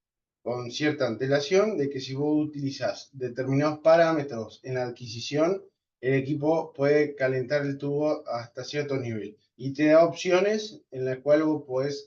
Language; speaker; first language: Spanish; native; Spanish